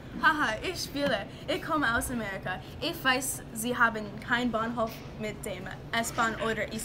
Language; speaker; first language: German; non-native, learner; English